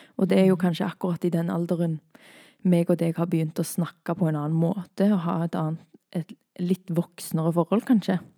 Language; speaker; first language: Norwegian; native; Norwegian